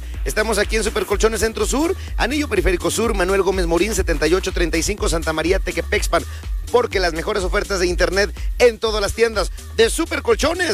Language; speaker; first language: Spanish; native; Spanish